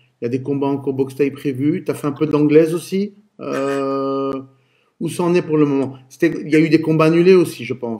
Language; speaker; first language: French; native; French